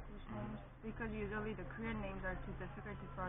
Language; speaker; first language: English; non-native, fluent; Korean